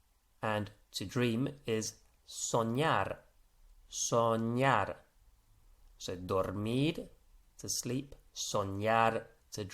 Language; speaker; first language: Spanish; non-native, fluent; English